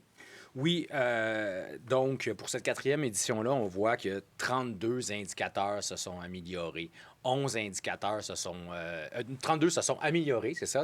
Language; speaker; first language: French; native; French